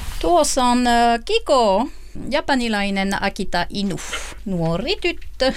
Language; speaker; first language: Finnish; non-native, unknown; French